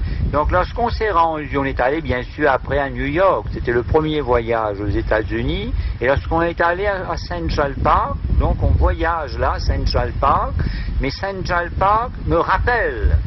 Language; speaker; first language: French; non-native, local second language; Morisyen